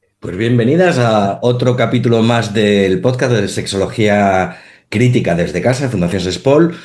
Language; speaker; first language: Spanish; native; Spanish